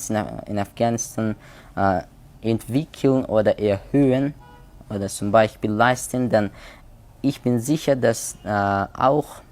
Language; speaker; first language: German; non-native, learner; Persian